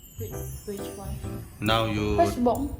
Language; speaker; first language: English; non-native, learner; Khmer